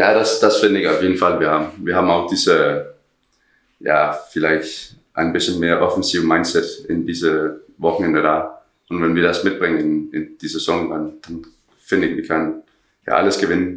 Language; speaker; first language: German; non-native, learner; Danish